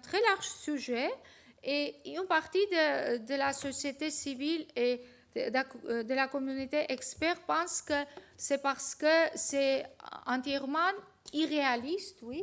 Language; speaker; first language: French; non-native, fluent; Armenian